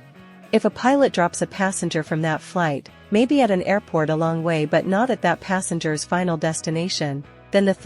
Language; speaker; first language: English; native; English